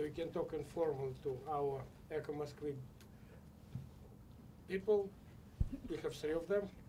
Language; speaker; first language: English; non-native, fluent; Russian